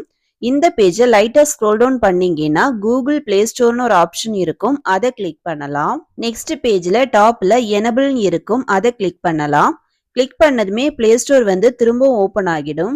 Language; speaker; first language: Tamil; native; Tamil